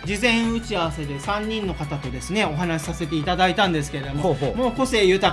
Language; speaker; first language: Japanese; native; Japanese